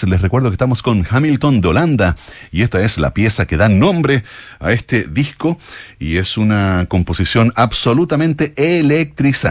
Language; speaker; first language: Spanish; native; Spanish